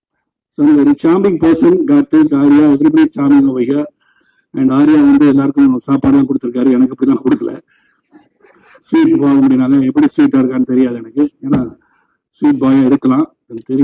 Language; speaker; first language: Tamil; native; Tamil